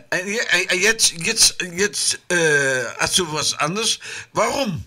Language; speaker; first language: German; non-native, learner; Dutch